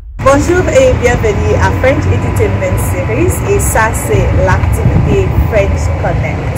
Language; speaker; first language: French; non-native, learner; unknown